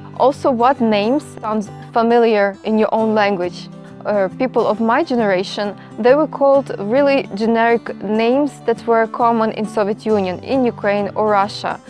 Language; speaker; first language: English; non-native, fluent; Ukrainian